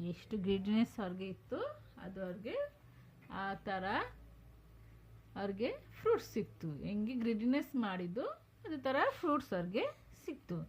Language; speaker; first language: Kannada; non-native, local second language; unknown